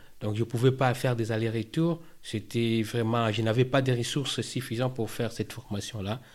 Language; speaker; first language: French; non-native, local second language; Lingala